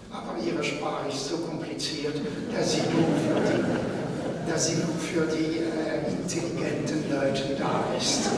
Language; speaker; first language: German; non-native, fluent; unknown